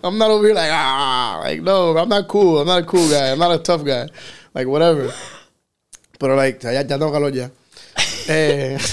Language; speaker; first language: English; early bilingual, other home language; Spanish